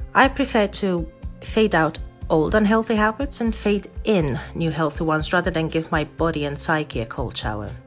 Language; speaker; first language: English; non-native, fluent; Maltese